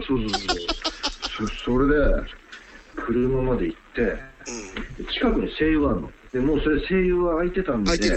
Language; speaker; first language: Japanese; native; Japanese